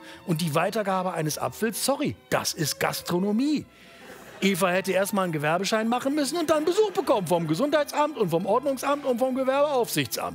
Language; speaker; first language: German; native; German